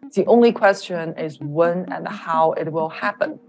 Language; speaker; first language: English; non-native, fluent; Chinese